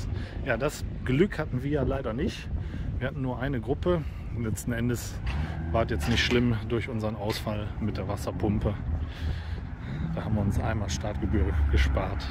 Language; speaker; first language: German; native; German